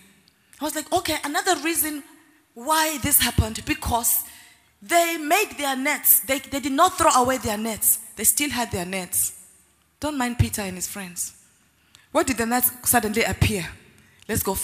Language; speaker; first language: English; non-native, local second language; Zulu